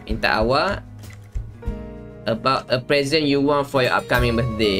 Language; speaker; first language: English; non-native, local second language; Malay